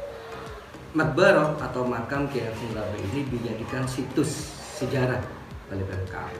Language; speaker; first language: Indonesian; non-native, local second language; Madurese